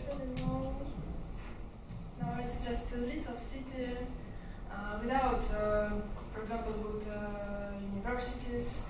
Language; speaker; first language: English; non-native, learner; Russian